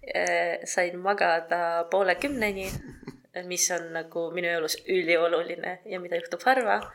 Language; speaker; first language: Estonian; non-native, local second language; Russian